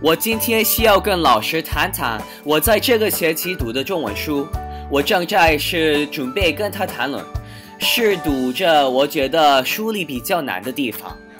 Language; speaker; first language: Chinese; non-native, fluent; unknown